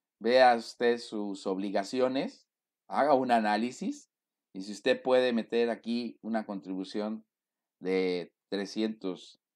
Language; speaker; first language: Spanish; native; Spanish